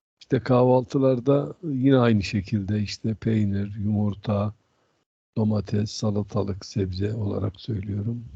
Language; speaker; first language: Turkish; native; Turkish